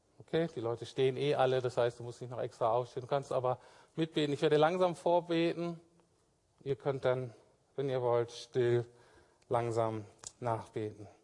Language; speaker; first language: German; native; German